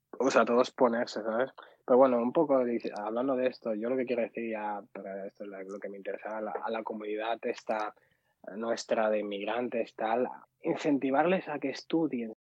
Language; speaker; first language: Spanish; early bilingual, other home language; Arabic